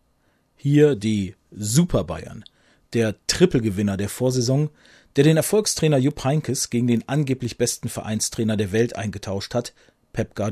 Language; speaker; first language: German; native; German